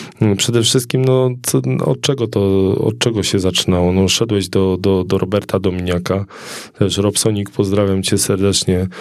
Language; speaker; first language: Polish; native; Polish